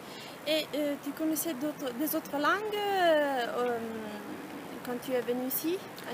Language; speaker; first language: French; non-native, fluent; Italian